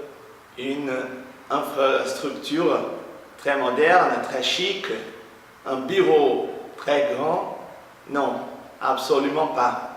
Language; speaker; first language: French; non-native, fluent; Portuguese